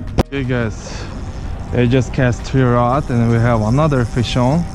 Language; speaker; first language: English; non-native, learner; Ukrainian